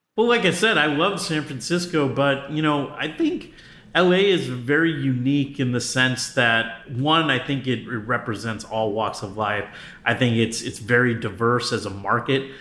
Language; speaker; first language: English; native; English